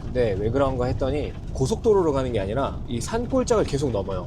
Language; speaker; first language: Korean; native; Korean